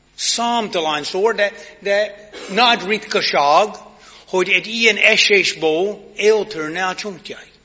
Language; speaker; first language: Hungarian; non-native, learner; English